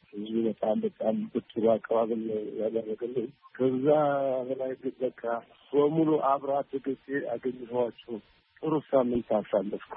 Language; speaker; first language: Amharic; non-native, local second language; Tigrinya